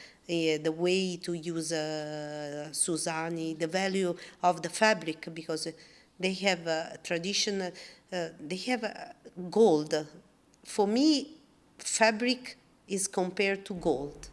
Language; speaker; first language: English; non-native, learner; Italian